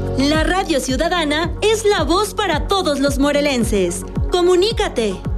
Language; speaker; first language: Spanish; native; Spanish